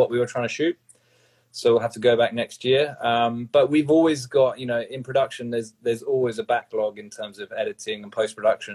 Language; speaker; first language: English; native; English